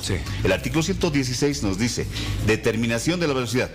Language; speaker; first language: Spanish; native; Spanish